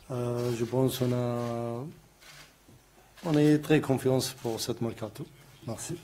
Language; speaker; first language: French; non-native, learner; Arabic